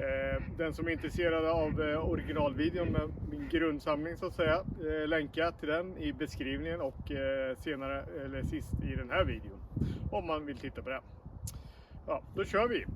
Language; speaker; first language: Swedish; native; Swedish